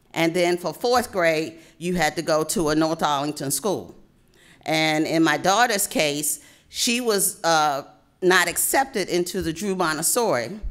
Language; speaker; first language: English; native; English